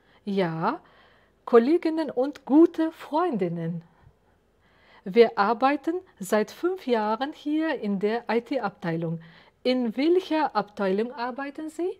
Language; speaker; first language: German; non-native, fluent; Uzbek